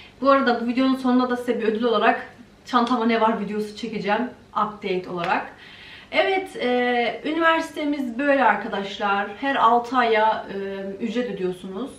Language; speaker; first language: Turkish; early bilingual, heritage; Turkish